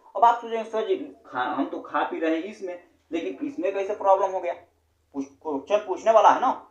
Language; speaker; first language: Hindi; native; Hindi